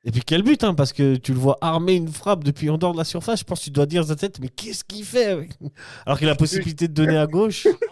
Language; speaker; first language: French; native; French